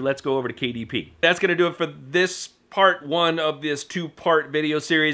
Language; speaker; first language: English; native; English